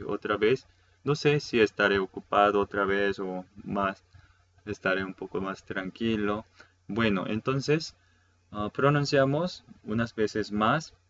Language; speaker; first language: Spanish; non-native, fluent; Korean